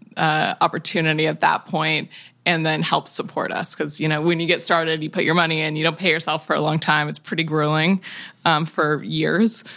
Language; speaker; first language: English; native; English